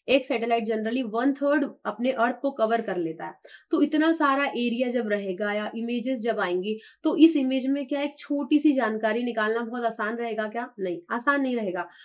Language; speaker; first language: Hindi; native; Hindi